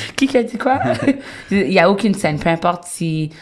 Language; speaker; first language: French; native; French